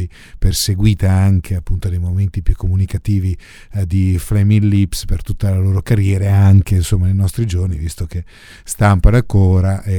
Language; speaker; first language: Italian; native; Italian